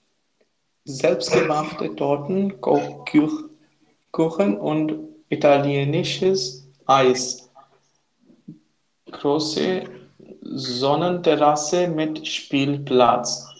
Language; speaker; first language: German; non-native, learner; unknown